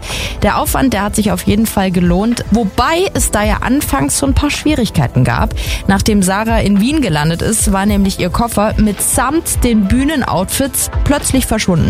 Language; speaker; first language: German; native; German